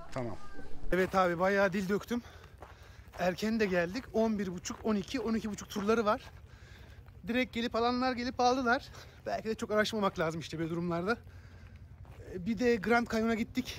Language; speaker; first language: Turkish; native; Turkish